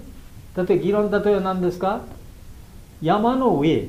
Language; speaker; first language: Japanese; non-native, learner; Bangla